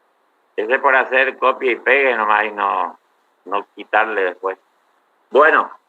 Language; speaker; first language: Spanish; native; Spanish